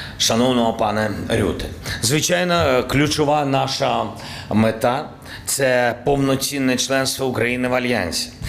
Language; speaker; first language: Ukrainian; non-native, local second language; Russian